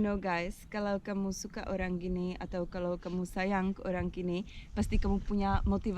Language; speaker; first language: Indonesian; non-native, learner; Czech